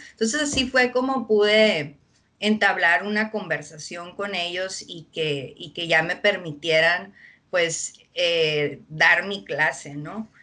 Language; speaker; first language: Spanish; early bilingual, heritage; Spanish